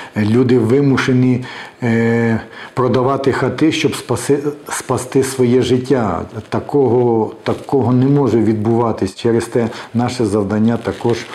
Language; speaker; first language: Ukrainian; native; Ukrainian